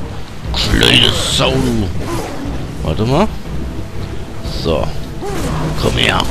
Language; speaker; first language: German; native; German